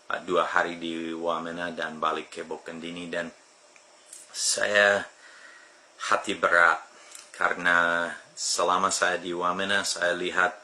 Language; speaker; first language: Indonesian; non-native, fluent; English